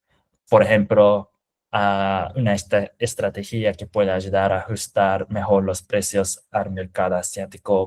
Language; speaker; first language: Spanish; non-native, fluent; Japanese